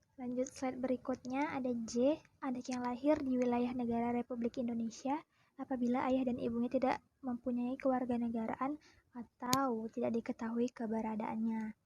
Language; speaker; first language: Indonesian; native; Indonesian